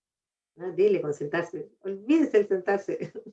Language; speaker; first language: Spanish; native; Spanish